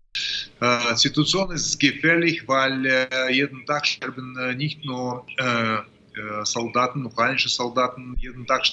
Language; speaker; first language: German; non-native, fluent; Russian